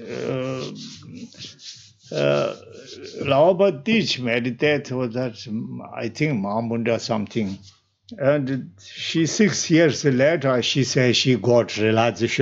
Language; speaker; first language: English; non-native, learner; Tibetan